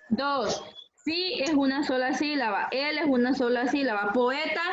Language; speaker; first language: Spanish; native; Spanish